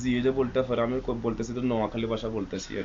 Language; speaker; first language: Bangla; non-native, fluent; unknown